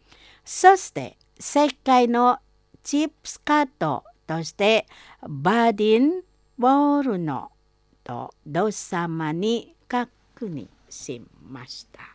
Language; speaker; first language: Japanese; non-native, fluent; Indonesian